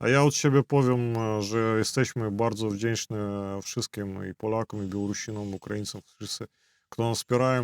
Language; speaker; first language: Polish; non-native, fluent; Belarusian